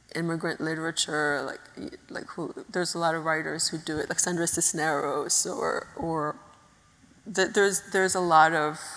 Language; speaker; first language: English; early bilingual, other home language; Haitian Creole